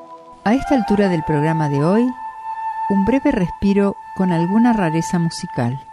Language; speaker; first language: Spanish; native; Spanish